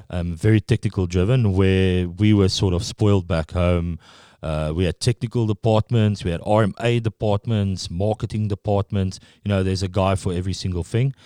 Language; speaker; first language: English; non-native, local second language; Afrikaans